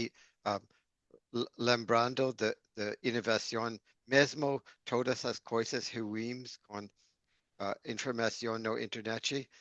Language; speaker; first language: Portuguese; non-native, learner; English